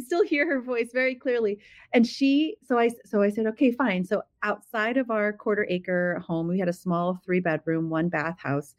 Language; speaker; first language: English; native; English